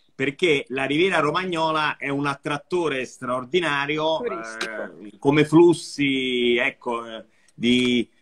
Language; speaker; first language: Italian; native; Italian